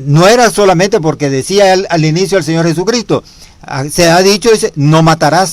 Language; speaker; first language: Spanish; native; Spanish